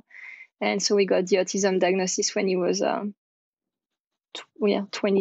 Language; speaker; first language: English; non-native, fluent; French